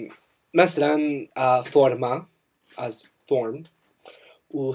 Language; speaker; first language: Persian; non-native, learner; English